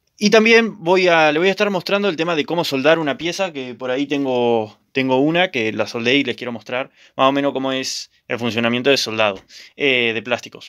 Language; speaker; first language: Spanish; native; Spanish